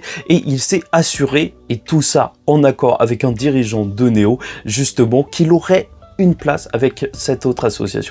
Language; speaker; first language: French; native; French